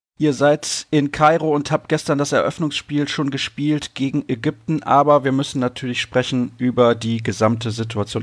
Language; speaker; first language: German; native; German